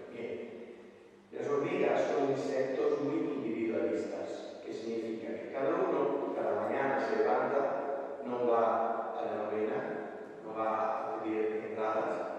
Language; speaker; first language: Spanish; non-native, fluent; Italian